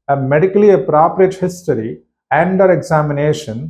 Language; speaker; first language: English; non-native, local second language; Tamil